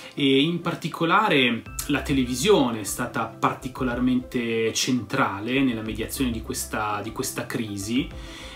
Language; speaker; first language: Italian; native; Italian